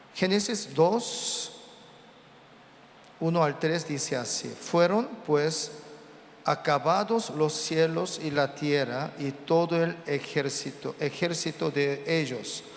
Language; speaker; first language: Spanish; non-native, learner; Korean